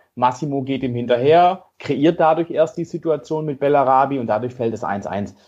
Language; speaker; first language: German; native; German